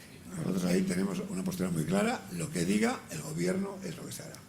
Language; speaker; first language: Spanish; native; Spanish